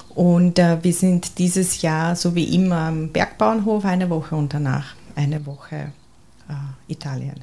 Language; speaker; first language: German; early bilingual, heritage; German